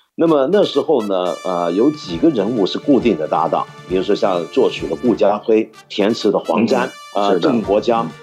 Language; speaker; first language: Chinese; non-native, local second language; Cantonese